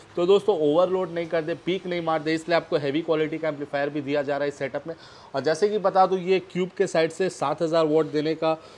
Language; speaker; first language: Hindi; native; Hindi